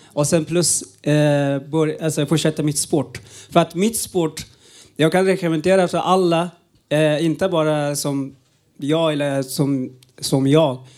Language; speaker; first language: Swedish; non-native, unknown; Uzbek